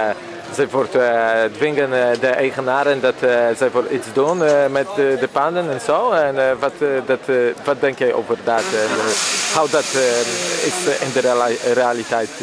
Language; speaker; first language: Dutch; non-native, learner; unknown